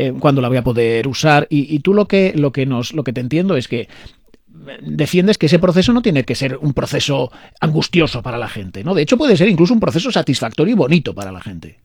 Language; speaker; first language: Spanish; native; Spanish